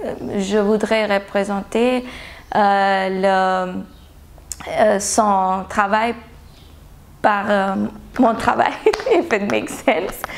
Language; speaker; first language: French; non-native, learner; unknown